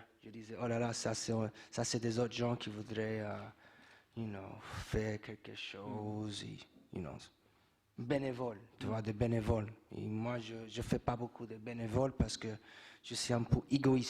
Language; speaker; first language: French; non-native, fluent; English